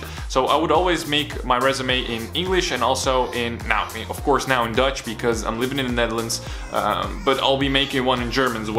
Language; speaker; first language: English; non-native, fluent; Dutch